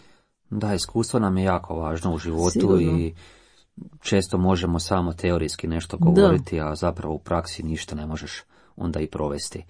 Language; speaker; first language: Croatian; native; Croatian